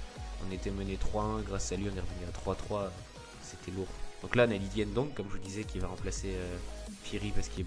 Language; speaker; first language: French; native; French